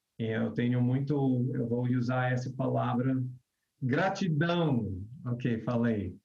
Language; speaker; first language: Portuguese; non-native, fluent; English